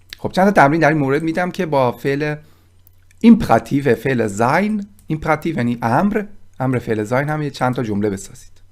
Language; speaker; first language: Persian; native; Persian